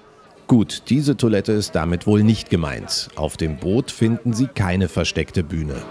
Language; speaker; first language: German; native; German